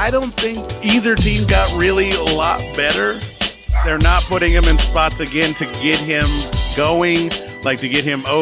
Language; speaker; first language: English; native; English